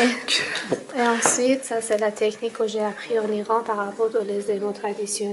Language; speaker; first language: French; non-native, fluent; Persian